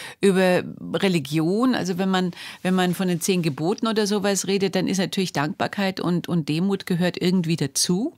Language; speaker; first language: German; native; German